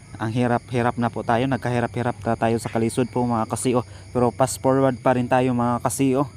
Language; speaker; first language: Filipino; non-native, local second language; Cebuano